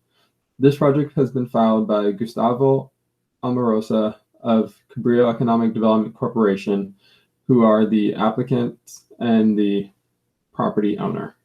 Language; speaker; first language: English; native; English